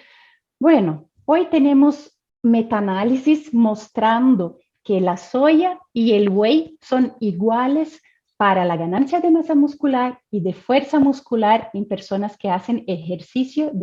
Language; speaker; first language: Spanish; non-native, fluent; Portuguese